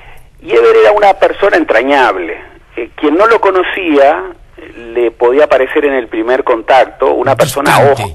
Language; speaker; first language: Spanish; native; Spanish